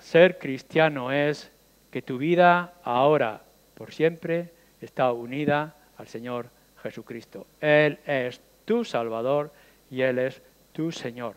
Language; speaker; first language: Spanish; native; Spanish